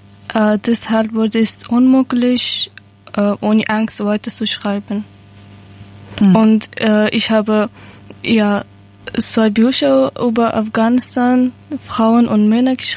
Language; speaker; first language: German; non-native, learner; Persian